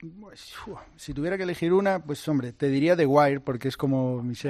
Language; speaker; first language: Spanish; native; Spanish